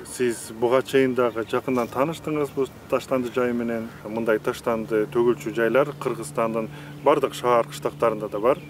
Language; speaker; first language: Kyrgyz; native; Kyrgyz